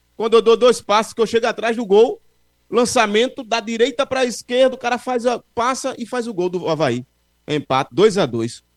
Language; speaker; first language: Portuguese; native; Portuguese